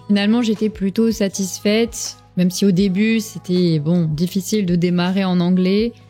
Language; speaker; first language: French; native; French